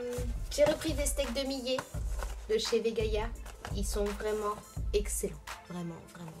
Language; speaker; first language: French; native; French